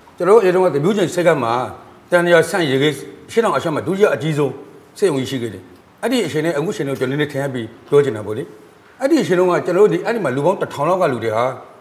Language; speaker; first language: Burmese; native; Burmese